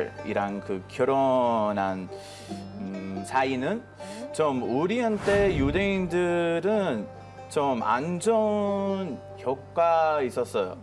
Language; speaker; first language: Korean; non-native, learner; Hebrew